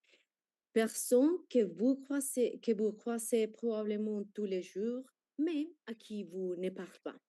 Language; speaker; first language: French; non-native, fluent; Spanish